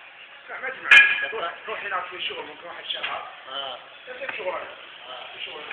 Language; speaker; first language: Arabic; non-native, learner; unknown